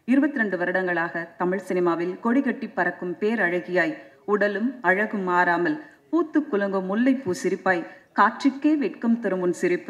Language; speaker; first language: Tamil; native; Tamil